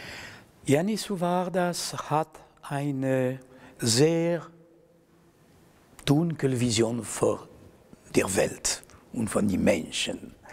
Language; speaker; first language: German; non-native, fluent; French